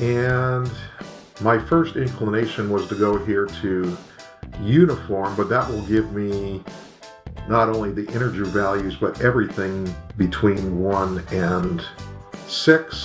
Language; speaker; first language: English; native; English